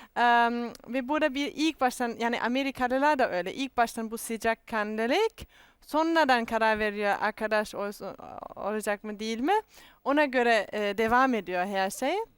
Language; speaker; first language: Turkish; non-native, fluent; German